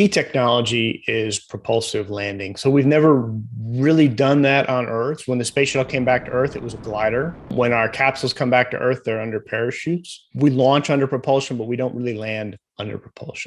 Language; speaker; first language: English; native; English